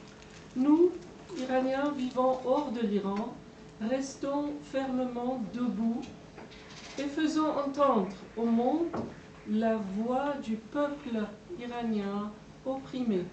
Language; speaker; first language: French; non-native, fluent; Persian